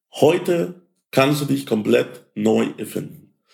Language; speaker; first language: German; early bilingual, other home language; Ukrainian